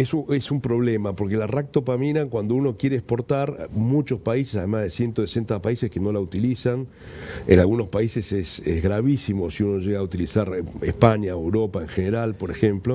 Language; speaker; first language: Spanish; native; Spanish